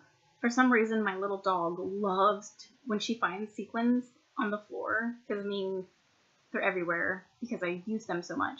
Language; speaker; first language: English; native; English